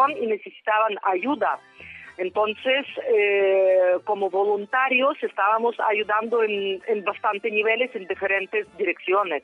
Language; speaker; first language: Spanish; non-native, fluent; Ukrainian